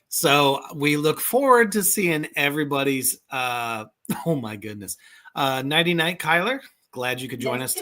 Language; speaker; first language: English; native; English